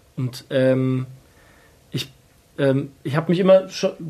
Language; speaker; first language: German; native; German